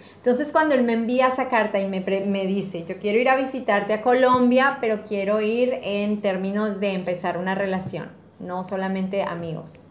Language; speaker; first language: Spanish; native; Spanish